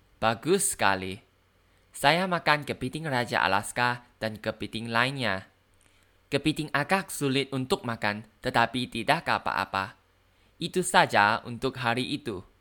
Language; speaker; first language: Indonesian; non-native, learner; Thai